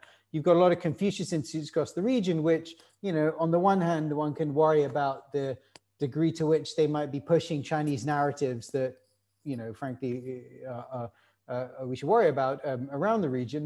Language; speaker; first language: English; native; English